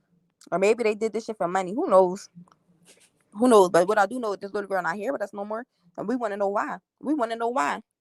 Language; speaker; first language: English; native; English